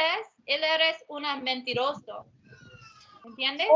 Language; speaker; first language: Spanish; non-native, learner; English